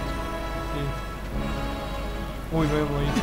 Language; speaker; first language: Spanish; native; Spanish